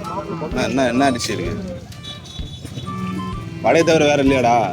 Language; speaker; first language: Tamil; native; Tamil